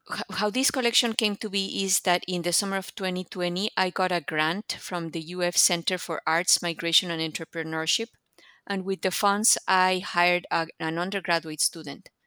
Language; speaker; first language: English; non-native, fluent; Spanish